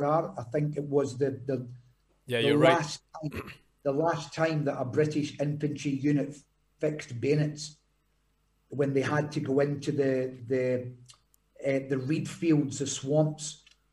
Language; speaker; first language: English; native; English